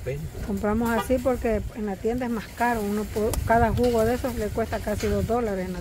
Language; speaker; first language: Spanish; native; Spanish